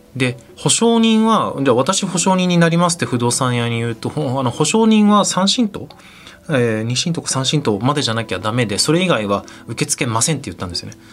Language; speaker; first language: Japanese; native; Japanese